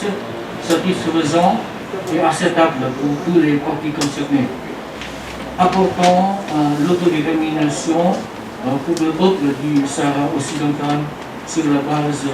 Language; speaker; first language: French; non-native, learner; Vietnamese